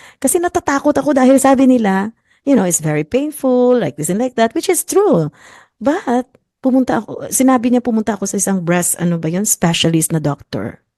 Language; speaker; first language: Filipino; non-native, local second language; Hiligaynon